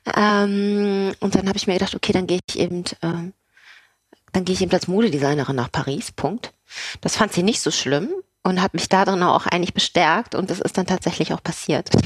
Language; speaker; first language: German; native; German